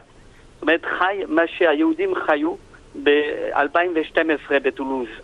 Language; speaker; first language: Hebrew; non-native, fluent; French